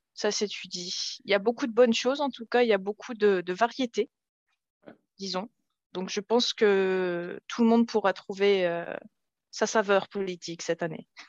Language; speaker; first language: French; native; French